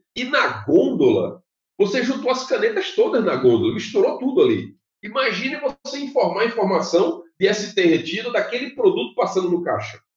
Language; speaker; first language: Portuguese; native; Portuguese